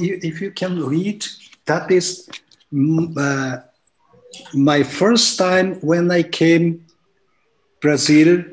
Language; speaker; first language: English; non-native, learner; Japanese